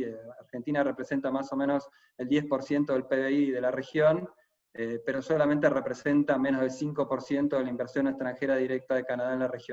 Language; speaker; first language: Spanish; native; Spanish